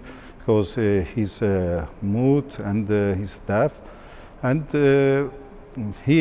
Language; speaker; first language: English; non-native, learner; Turkish